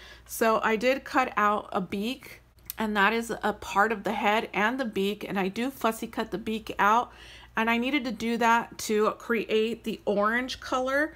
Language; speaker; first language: English; native; English